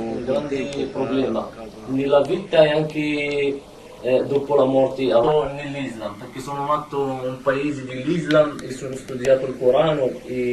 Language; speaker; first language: Italian; non-native, learner; Arabic